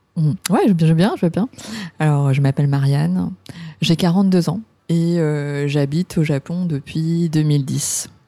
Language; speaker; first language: French; early bilingual, other home language; Cantonese